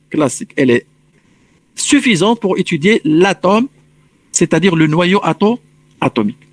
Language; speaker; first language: French; non-native, local second language; Arabic